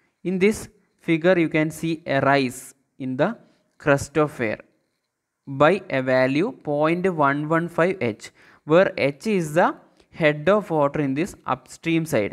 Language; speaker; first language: English; non-native, local second language; Malayalam